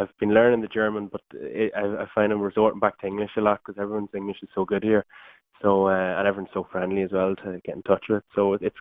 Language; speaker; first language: English; native; English